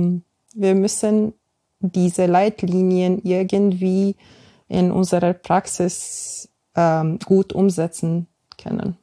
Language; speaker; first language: German; non-native, fluent; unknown